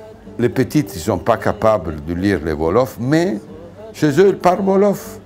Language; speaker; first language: French; non-native, fluent; Italian